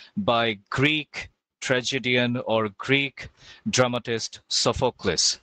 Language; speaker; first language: English; non-native, local second language; Bangla